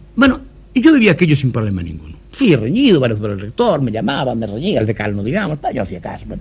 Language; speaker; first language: Spanish; non-native, local second language; Galician